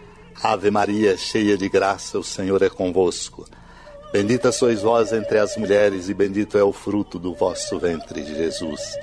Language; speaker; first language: Portuguese; native; Portuguese